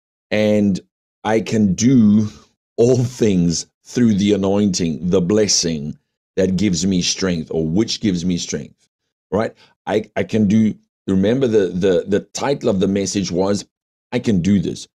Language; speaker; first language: English; early bilingual, other home language; Afrikaans